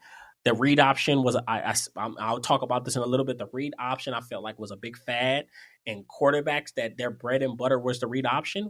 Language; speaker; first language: English; native; English